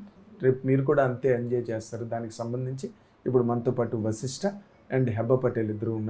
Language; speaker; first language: Telugu; native; Telugu